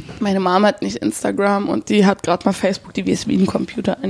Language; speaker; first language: German; native; German